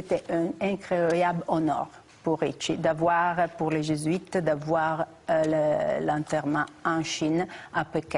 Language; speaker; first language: French; non-native, fluent; Italian